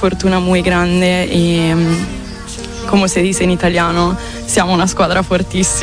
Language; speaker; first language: Spanish; non-native, fluent; Italian